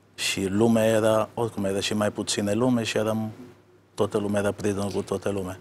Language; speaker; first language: Romanian; non-native, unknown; Italian